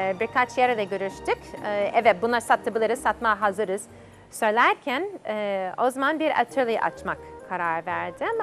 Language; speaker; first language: Turkish; non-native, fluent; English